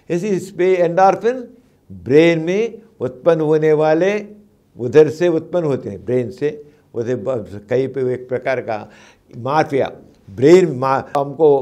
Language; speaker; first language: Hindi; non-native, local second language; Telugu